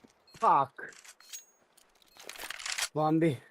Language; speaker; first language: English; non-native, learner; Turkish